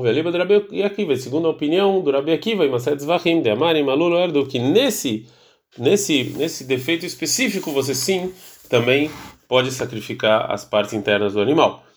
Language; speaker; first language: Portuguese; early bilingual, heritage; Portuguese